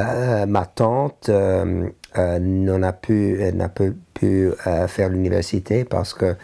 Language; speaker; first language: French; non-native, learner; English